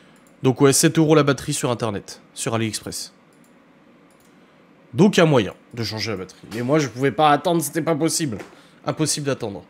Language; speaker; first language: French; native; French